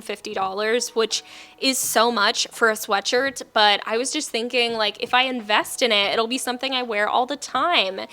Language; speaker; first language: English; native; English